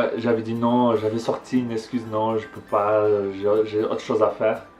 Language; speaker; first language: French; native; French